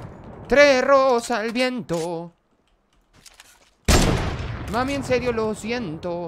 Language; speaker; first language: Spanish; native; Spanish